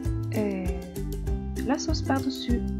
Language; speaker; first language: French; non-native, fluent; Korean